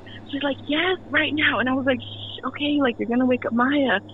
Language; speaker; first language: English; early bilingual, other home language; Spanish